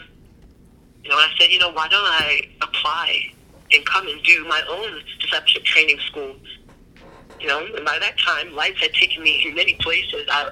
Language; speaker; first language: English; native; English